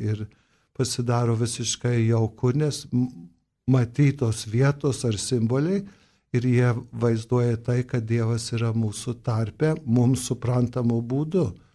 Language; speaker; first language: Lithuanian; early bilingual, heritage; Lithuanian